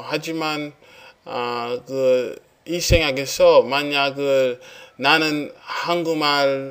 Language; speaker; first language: Korean; non-native, learner; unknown